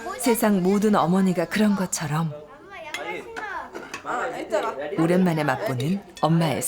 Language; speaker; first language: Korean; native; Korean